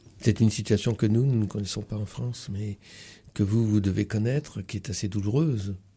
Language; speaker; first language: French; native; French